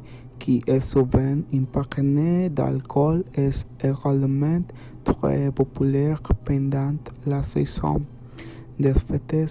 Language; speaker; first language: French; non-native, learner; Spanish